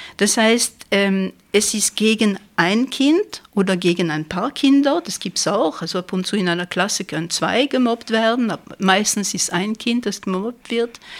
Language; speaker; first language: German; non-native, fluent; French